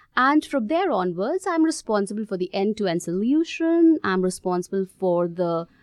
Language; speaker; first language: English; non-native, local second language; Hindi